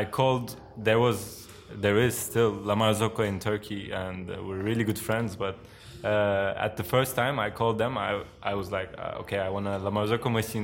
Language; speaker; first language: English; non-native, fluent; Turkish